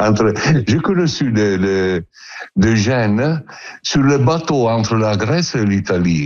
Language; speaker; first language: French; non-native, learner; Italian